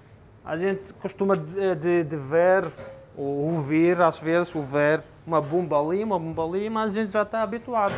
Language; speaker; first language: Portuguese; non-native, fluent; Arabic